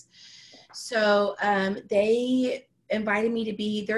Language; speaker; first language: English; native; English